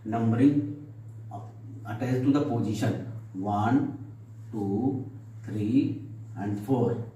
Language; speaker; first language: English; non-native, local second language; Hindi